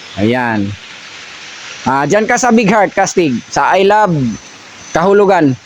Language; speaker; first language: Filipino; non-native, local second language; Cebuano